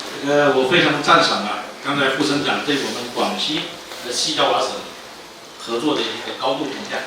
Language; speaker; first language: Chinese; native; Chinese